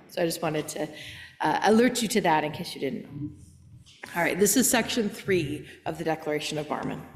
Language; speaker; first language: English; native; English